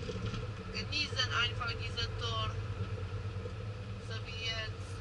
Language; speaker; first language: German; non-native, learner; Polish